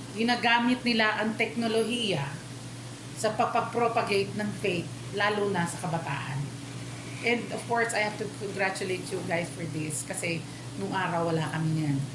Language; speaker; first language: Filipino; native; Filipino